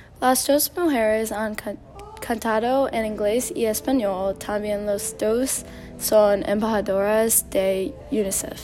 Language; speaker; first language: Spanish; non-native, learner; English